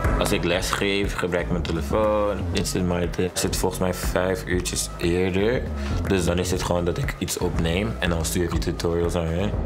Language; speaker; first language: Dutch; non-native, local second language; English